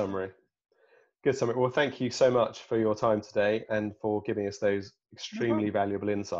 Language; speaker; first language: English; native; English